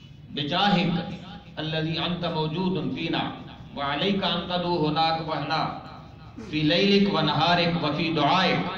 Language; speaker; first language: Arabic; non-native, learner; Urdu